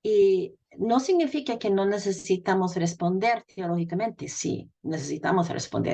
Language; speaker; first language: Spanish; non-native, fluent; English